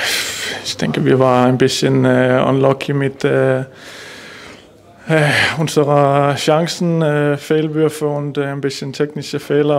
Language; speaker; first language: German; non-native, learner; Danish